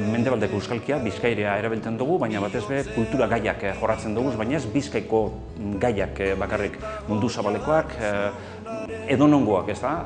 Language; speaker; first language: Basque; native; Basque